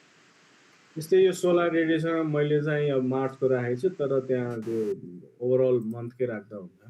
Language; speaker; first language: Nepali; native; Nepali